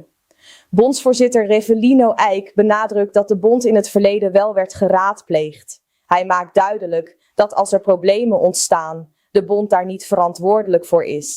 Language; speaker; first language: Dutch; native; Dutch